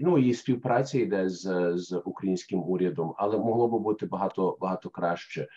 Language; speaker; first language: Ukrainian; early bilingual, heritage; Ukrainian